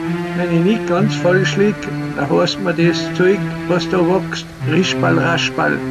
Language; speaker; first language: German; native; German